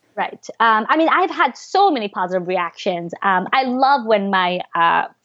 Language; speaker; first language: English; early bilingual, other home language; Bangla